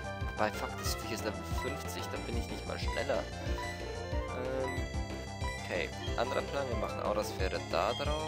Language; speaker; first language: German; native; German